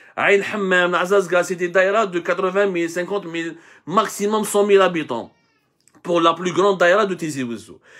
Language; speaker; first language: French; non-native, local second language; Arabic